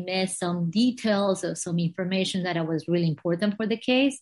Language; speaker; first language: English; non-native, fluent; Spanish